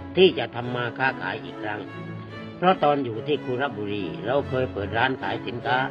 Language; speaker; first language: Thai; native; Thai